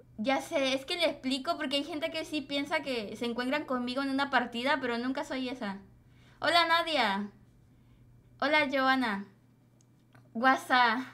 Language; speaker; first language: Spanish; native; Spanish